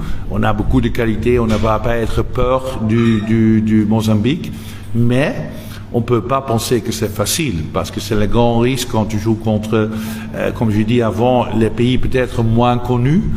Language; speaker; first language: French; non-native, local second language; Dutch